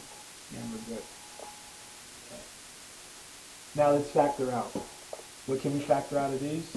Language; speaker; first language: English; native; English